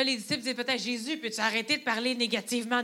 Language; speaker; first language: French; native; French